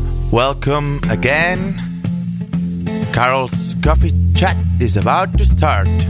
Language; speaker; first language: English; non-native, fluent; Catalan